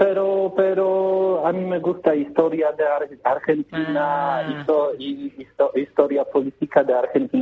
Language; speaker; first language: Spanish; non-native, learner; Polish